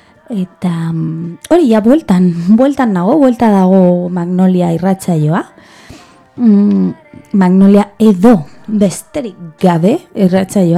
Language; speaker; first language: Basque; non-native, learner; Spanish